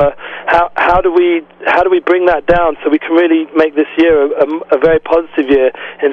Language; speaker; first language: English; native; English